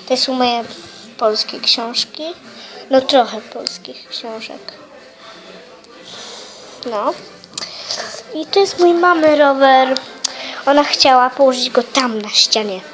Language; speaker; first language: Polish; early bilingual, heritage; Polish